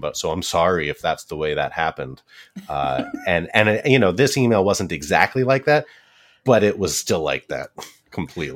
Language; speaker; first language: English; native; English